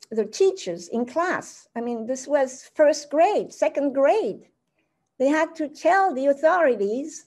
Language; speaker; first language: English; early bilingual, other home language; German